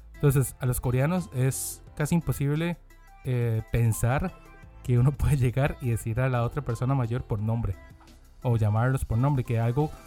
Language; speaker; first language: Spanish; non-native, fluent; Korean